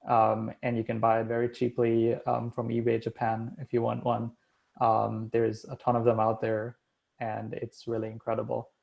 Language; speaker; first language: English; non-native, fluent; German